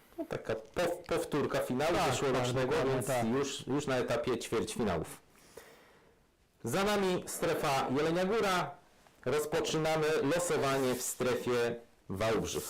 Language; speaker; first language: Polish; native; Polish